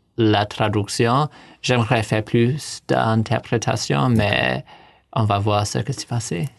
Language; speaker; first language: French; early bilingual, heritage; English